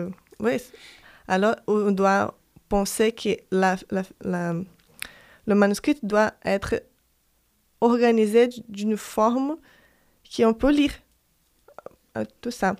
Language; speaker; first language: French; non-native, fluent; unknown